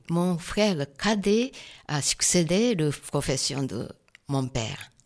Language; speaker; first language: French; non-native, fluent; Japanese